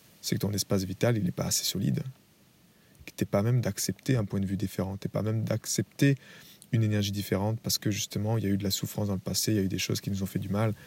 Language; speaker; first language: French; native; French